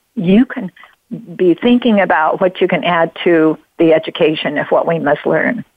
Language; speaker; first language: English; native; English